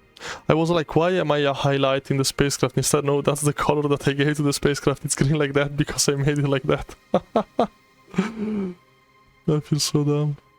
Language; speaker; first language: English; non-native, fluent; Italian